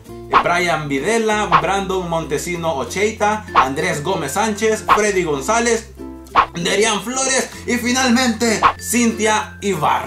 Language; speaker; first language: Spanish; native; Spanish